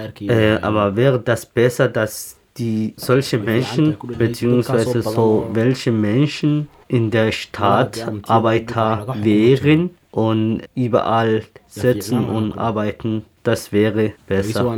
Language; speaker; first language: German; non-native, learner; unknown